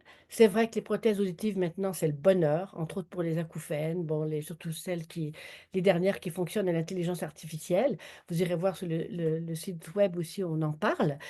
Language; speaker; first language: French; native; French